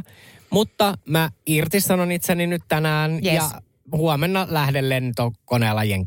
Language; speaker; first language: Finnish; native; Finnish